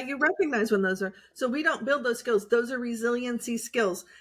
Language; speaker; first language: English; native; English